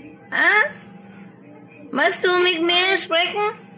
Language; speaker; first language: German; non-native, fluent; Vietnamese